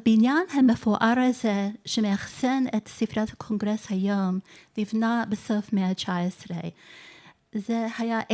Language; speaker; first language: Hebrew; non-native, fluent; English